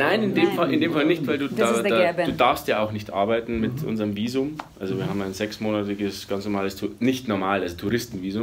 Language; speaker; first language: German; native; German